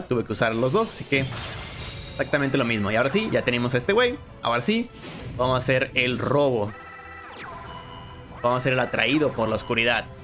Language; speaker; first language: Spanish; native; Spanish